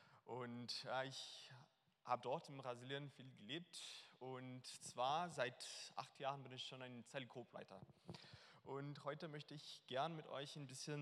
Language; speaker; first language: German; non-native, learner; Portuguese